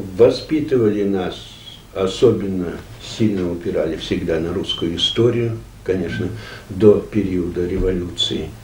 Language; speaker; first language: Russian; early bilingual, heritage; Russian